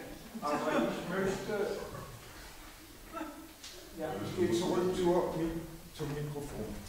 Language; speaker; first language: German; non-native, fluent; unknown